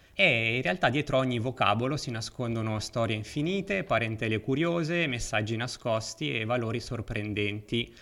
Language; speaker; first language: Italian; native; Italian